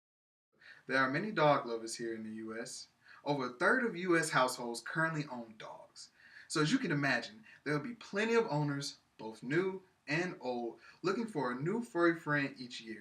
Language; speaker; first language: English; native; English